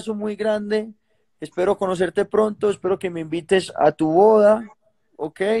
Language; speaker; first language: Spanish; native; Spanish